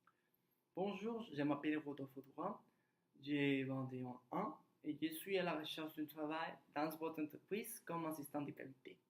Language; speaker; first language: French; non-native, learner; Spanish